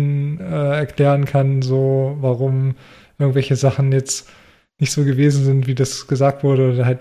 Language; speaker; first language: German; native; German